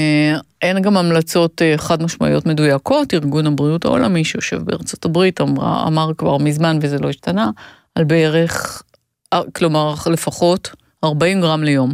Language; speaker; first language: Hebrew; native; Hebrew